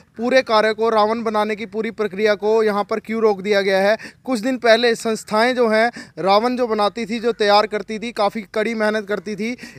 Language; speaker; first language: Hindi; native; Hindi